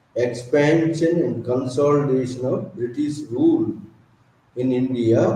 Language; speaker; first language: English; non-native, local second language; Telugu